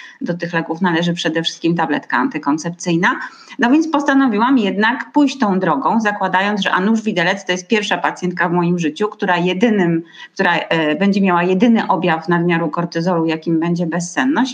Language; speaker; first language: Polish; native; Polish